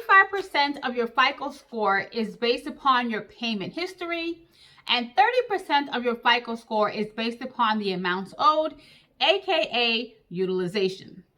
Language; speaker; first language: English; native; English